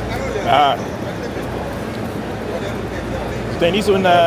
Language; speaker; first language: Portuguese; non-native, learner; English